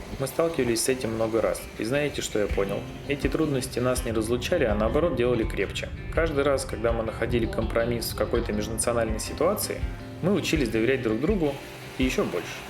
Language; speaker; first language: Russian; native; Russian